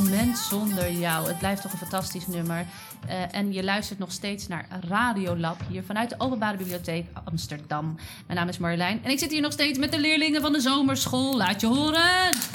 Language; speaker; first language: Dutch; native; Dutch